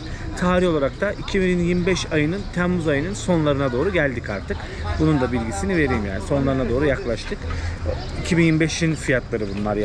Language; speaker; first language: Turkish; native; Turkish